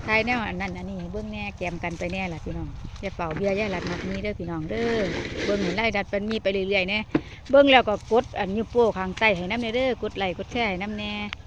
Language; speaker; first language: Thai; native; Thai